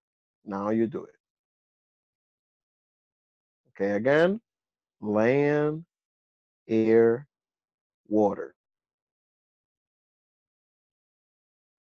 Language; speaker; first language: English; non-native, fluent; Spanish